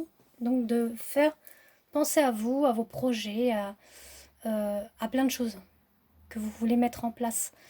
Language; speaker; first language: French; native; French